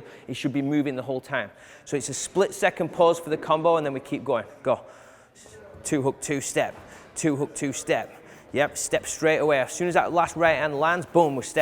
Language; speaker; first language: English; native; English